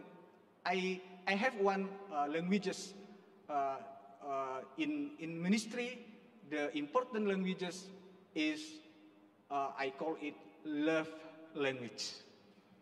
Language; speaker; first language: English; non-native, learner; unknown